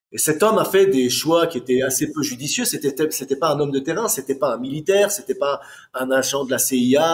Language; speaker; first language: French; native; French